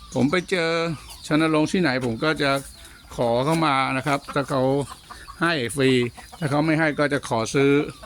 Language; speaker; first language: Thai; native; Thai